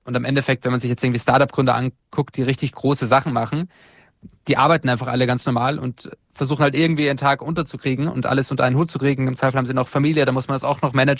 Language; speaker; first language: German; native; German